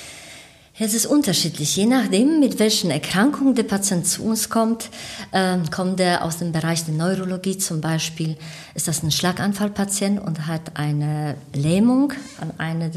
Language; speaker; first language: German; native; German